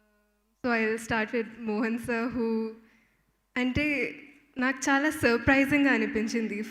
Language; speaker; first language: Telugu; non-native, fluent; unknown